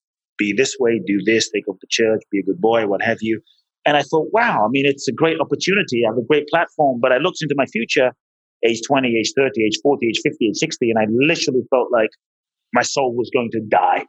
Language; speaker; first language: English; native; English